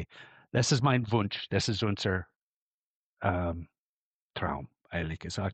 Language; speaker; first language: German; non-native, fluent; English